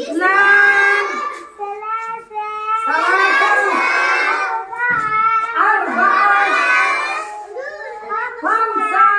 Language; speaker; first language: Arabic; non-native, fluent; Bangla